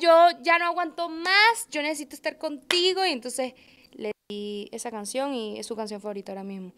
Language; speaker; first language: Spanish; native; Spanish